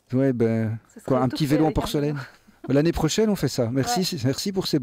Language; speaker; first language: French; native; French